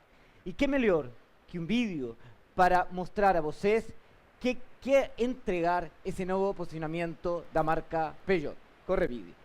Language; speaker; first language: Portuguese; non-native, learner; Spanish